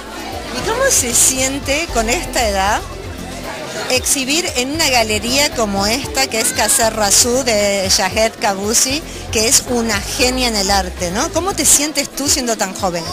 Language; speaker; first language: Spanish; native; Spanish